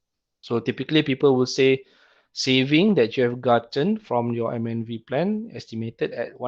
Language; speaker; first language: English; non-native, local second language; Malay